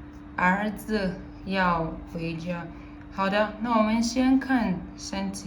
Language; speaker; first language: Chinese; non-native, learner; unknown